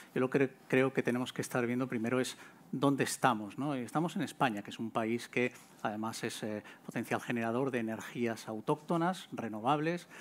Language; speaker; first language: Spanish; native; Spanish